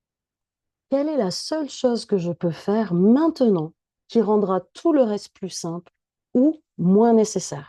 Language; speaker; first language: French; native; French